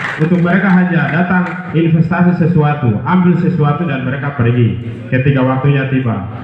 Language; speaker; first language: Indonesian; non-native, local second language; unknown